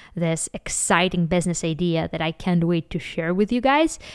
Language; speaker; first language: English; non-native, fluent; Ukrainian